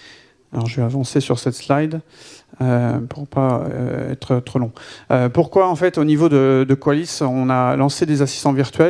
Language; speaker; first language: French; native; French